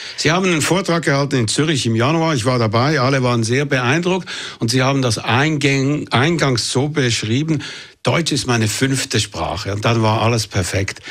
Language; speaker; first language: German; native; German